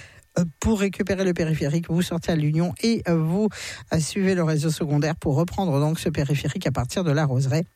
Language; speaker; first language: French; native; French